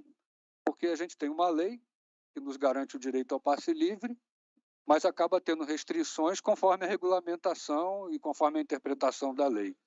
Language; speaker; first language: Portuguese; native; Portuguese